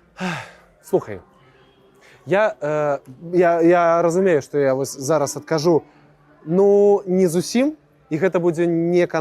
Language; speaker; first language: Belarusian; non-native, local second language; Russian